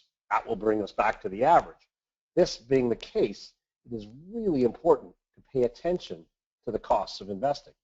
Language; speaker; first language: English; native; English